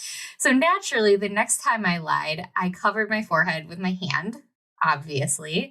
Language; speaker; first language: English; native; English